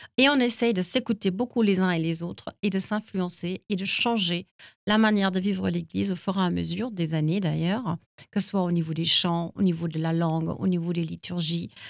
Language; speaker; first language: French; non-native, fluent; German